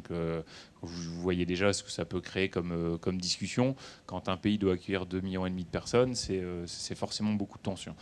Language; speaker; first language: French; native; French